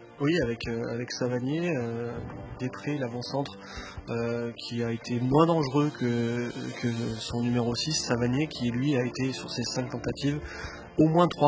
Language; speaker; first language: French; native; French